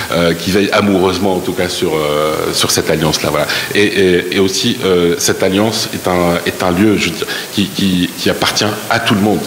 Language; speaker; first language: French; non-native, local second language; Arabic